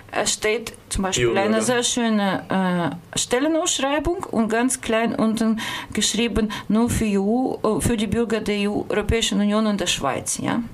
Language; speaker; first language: German; non-native, fluent; Russian